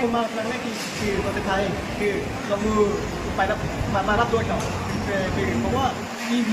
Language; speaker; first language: Thai; non-native, learner; Korean